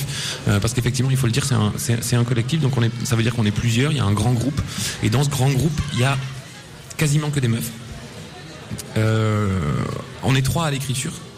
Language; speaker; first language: French; native; French